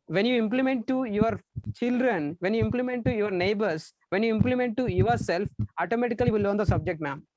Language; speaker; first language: English; non-native, local second language; Telugu